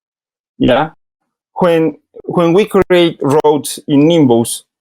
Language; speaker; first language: English; non-native, learner; Spanish